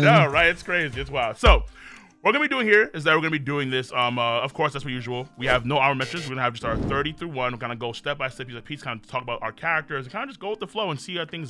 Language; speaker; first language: English; native; English